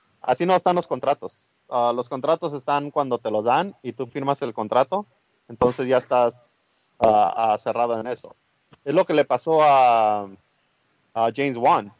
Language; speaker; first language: Spanish; early bilingual, heritage; Spanish